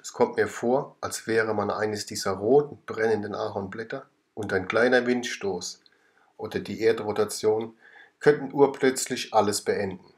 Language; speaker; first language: German; native; German